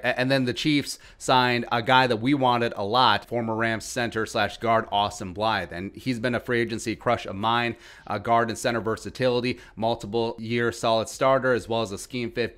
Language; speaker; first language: English; native; English